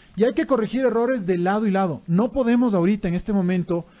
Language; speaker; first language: Spanish; native; Spanish